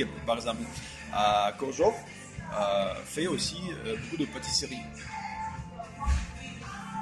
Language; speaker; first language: French; non-native, fluent; Russian